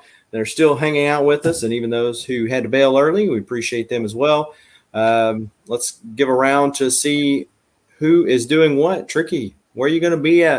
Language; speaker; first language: English; native; English